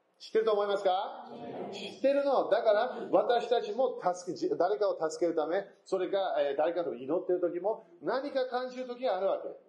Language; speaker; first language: Japanese; non-native, fluent; English